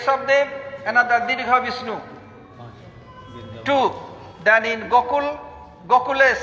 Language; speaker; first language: English; non-native, local second language; Hindi